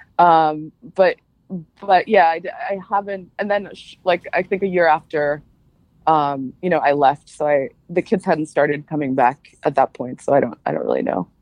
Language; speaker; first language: English; native; English